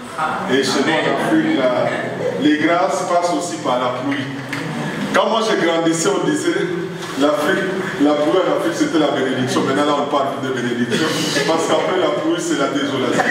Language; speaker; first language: French; non-native, local second language; Lingala